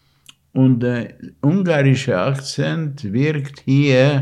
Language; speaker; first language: German; non-native, fluent; Hungarian